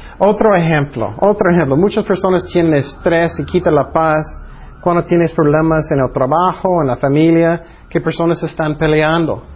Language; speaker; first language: Spanish; non-native, fluent; English